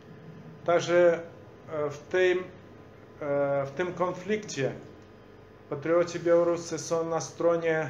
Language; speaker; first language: Polish; non-native, fluent; Belarusian